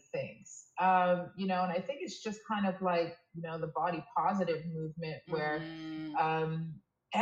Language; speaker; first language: English; native; English